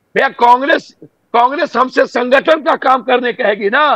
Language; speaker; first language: Hindi; native; Hindi